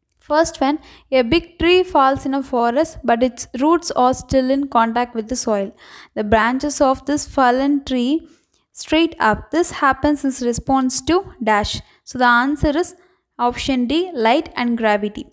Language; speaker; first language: English; non-native, local second language; Tamil